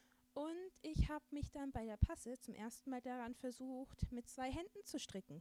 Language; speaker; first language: German; native; German